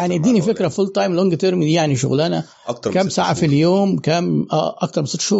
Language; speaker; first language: Arabic; native; Arabic